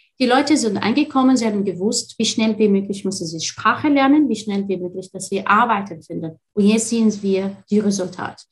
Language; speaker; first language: German; non-native, fluent; Arabic